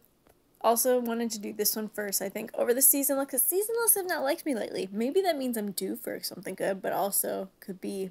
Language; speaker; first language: English; native; English